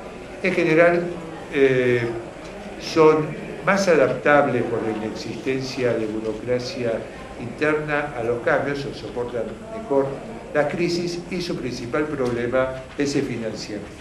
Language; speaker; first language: Spanish; native; Spanish